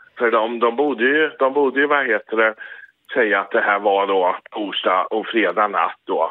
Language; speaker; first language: Swedish; native; Swedish